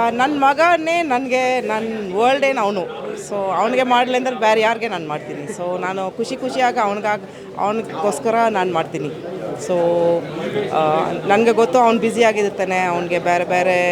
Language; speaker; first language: Kannada; non-native, fluent; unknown